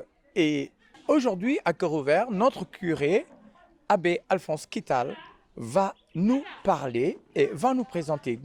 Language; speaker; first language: French; non-native, local second language; Wolof